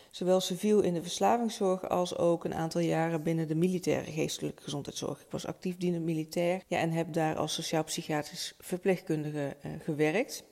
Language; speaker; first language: Dutch; native; Dutch